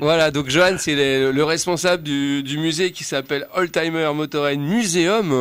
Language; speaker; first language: French; native; French